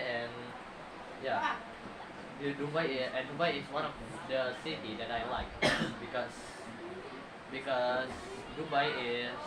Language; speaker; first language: English; non-native, learner; Indonesian